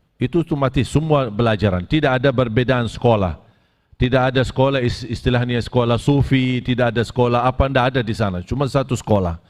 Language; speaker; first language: Malay; non-native, fluent; Arabic